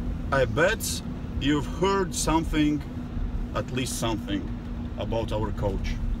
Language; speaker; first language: English; non-native, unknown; Latvian